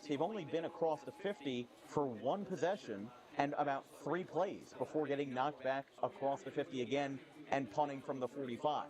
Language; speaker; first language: English; native; English